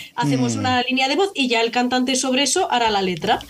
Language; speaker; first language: Spanish; native; Spanish